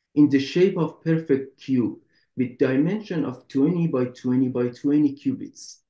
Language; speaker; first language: English; non-native, fluent; Persian